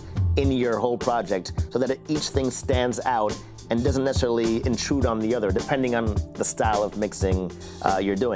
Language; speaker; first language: English; native; English